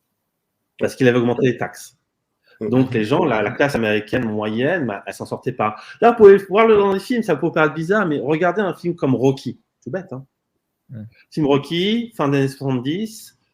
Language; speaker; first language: French; native; French